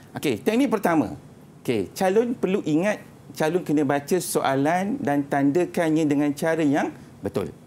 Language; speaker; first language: Malay; native; Malay